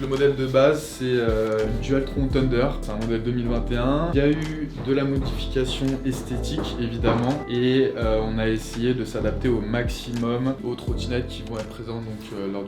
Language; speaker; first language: French; native; French